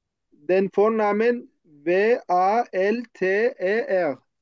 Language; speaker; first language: German; non-native, learner; Turkish